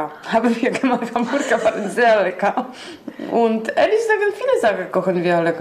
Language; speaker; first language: German; non-native, learner; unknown